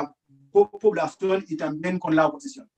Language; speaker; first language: Spanish; non-native, learner; Haitian Creole